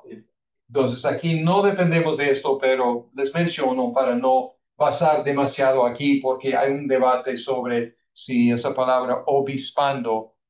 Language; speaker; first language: Spanish; non-native, fluent; English